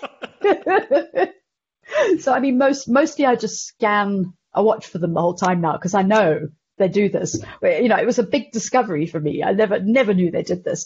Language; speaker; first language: English; native; English